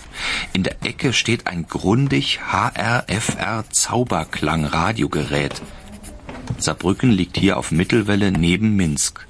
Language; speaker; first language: German; native; German